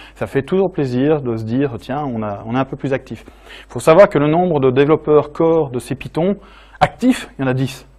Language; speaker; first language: French; native; French